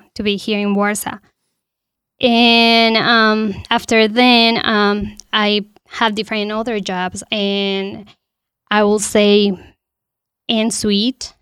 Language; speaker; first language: English; non-native, fluent; Spanish